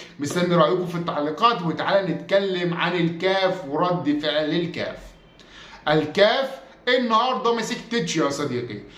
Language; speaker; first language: Arabic; native; Arabic